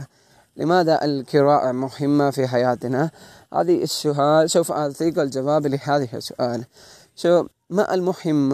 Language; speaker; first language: Arabic; non-native, learner; Malay